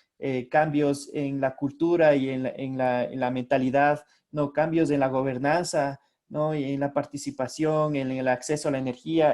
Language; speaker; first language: Spanish; native; Spanish